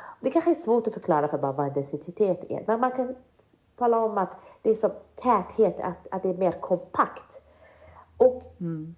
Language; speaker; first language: Swedish; early bilingual, other home language; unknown